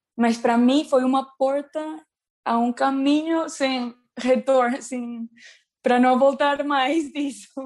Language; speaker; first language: Portuguese; non-native, learner; Spanish